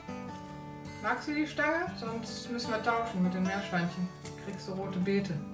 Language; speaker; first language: German; native; German